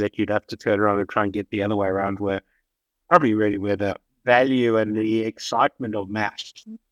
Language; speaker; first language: English; native; English